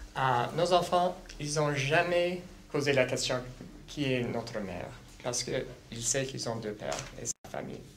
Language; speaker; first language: French; non-native, local second language; English